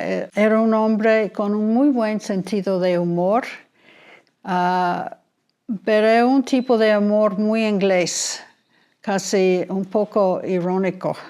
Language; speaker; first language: Spanish; non-native, fluent; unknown